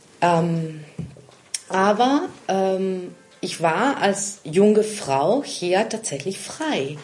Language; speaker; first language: German; non-native, fluent; Spanish